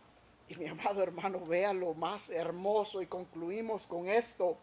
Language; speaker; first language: Spanish; native; Spanish